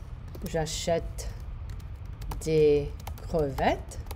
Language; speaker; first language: French; non-native, fluent; English